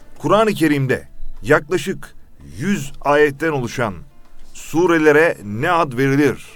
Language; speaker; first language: Turkish; native; Turkish